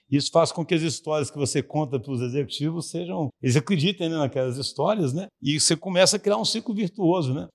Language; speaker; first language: Portuguese; native; Portuguese